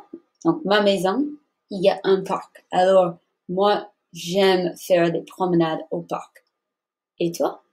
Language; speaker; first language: French; non-native, fluent; English